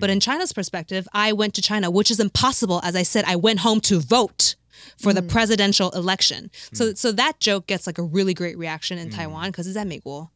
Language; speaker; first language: English; non-native, fluent; Chinese